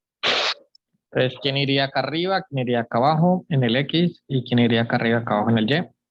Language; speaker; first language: Spanish; native; Spanish